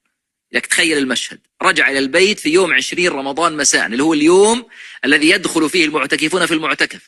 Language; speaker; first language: Arabic; native; Arabic